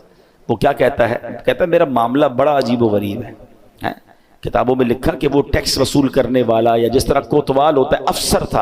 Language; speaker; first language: Urdu; native; Urdu